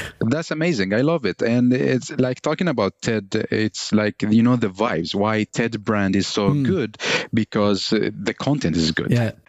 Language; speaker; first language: English; non-native, fluent; Arabic